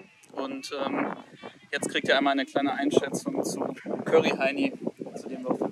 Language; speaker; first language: German; native; German